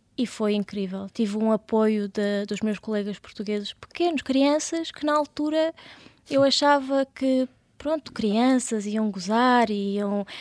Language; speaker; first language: Portuguese; early bilingual, other home language; Russian